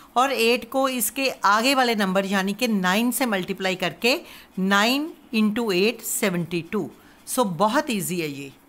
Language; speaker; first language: Hindi; non-native, local second language; Punjabi